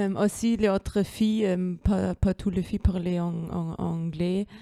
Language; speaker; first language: French; non-native, learner; German